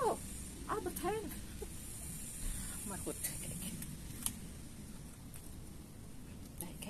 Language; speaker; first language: Dutch; non-native, learner; Indonesian